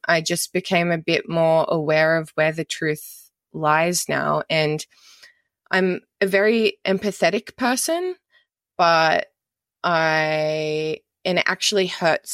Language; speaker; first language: English; native; English